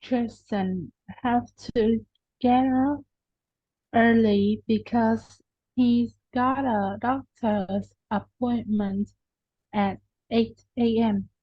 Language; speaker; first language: English; non-native, learner; Vietnamese